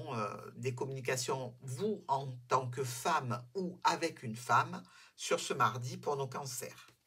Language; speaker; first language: French; native; French